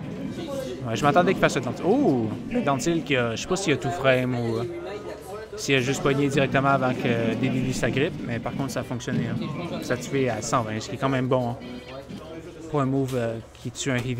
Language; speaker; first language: French; native; French